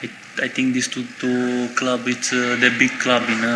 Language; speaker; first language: English; non-native, learner; Romanian